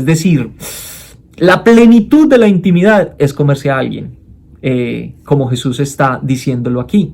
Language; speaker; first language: Spanish; native; Spanish